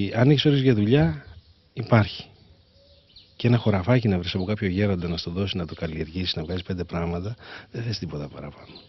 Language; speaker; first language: Greek; native; Greek